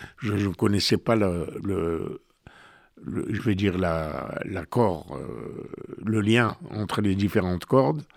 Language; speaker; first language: French; native; French